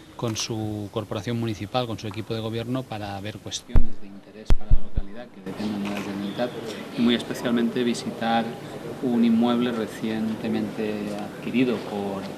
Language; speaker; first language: Spanish; non-native, local second language; Catalan